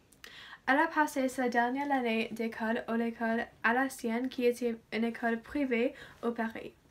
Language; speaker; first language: French; non-native, learner; English